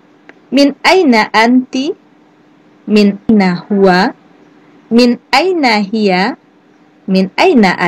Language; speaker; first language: Arabic; non-native, learner; Indonesian